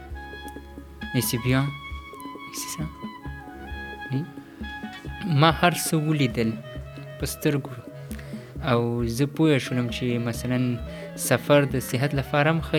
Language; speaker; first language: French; non-native, learner; Pashto